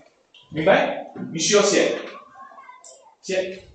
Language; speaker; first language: Chinese; non-native, learner; English